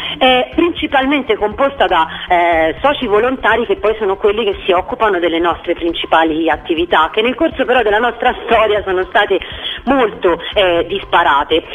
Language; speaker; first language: Italian; native; Italian